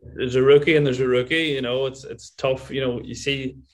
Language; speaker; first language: English; native; English